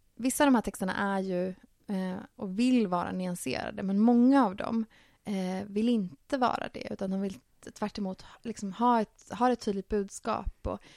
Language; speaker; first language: Swedish; native; Swedish